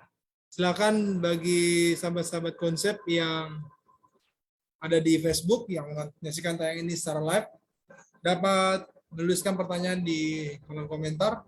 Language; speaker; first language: Indonesian; native; Indonesian